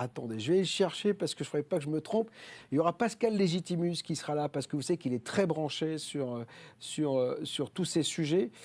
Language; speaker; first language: French; native; French